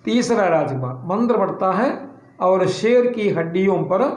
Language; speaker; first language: Hindi; non-native, local second language; Malayalam